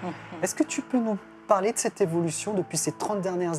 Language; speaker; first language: French; native; French